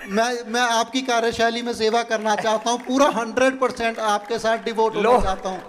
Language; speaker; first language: Hindi; native; Hindi